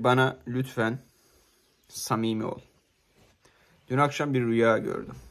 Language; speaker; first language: Turkish; native; Turkish